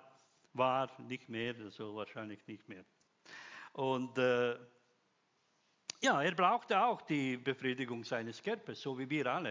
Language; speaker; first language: German; non-native, fluent; Croatian